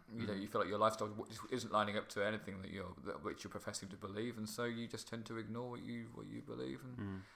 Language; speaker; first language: English; native; English